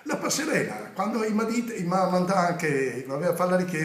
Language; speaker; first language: Italian; native; Italian